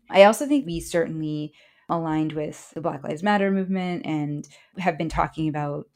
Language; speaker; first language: English; early bilingual, other home language; Spanish